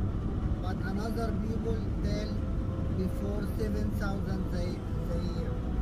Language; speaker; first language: English; non-native, learner; Arabic